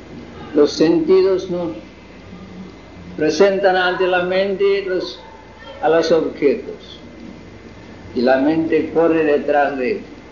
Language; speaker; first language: Spanish; non-native, fluent; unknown